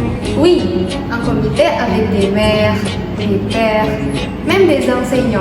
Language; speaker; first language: French; non-native, learner; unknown